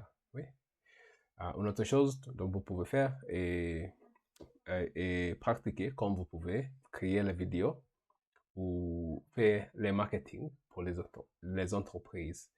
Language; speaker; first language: French; non-native, learner; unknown